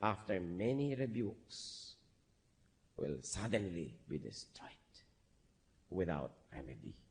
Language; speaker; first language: English; non-native, local second language; Filipino